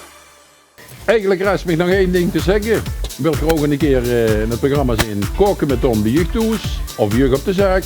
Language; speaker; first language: Dutch; native; Dutch